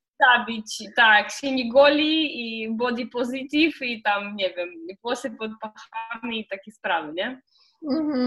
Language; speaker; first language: Polish; non-native, fluent; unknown